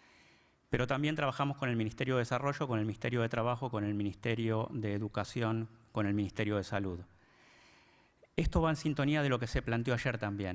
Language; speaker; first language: Spanish; native; Spanish